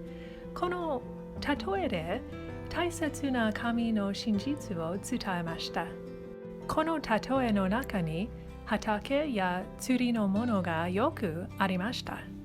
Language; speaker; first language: Japanese; non-native, learner; English